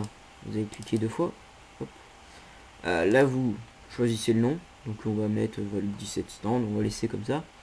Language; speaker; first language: French; native; French